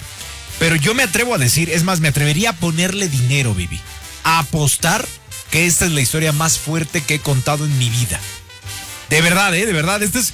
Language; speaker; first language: Spanish; native; Spanish